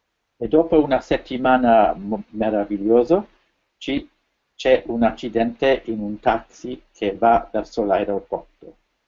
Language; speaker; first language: Italian; non-native, fluent; French